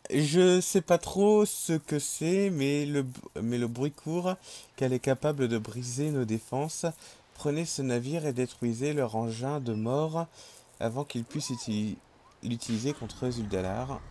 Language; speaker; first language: French; native; French